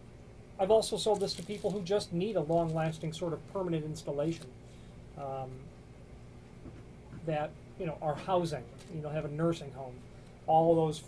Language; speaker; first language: English; native; English